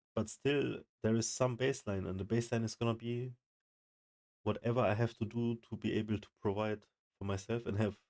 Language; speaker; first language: English; non-native, fluent; German